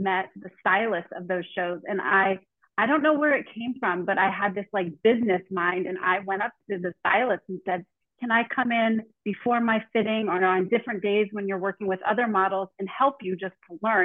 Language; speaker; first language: English; native; English